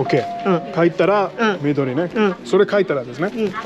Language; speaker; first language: Japanese; non-native, learner; English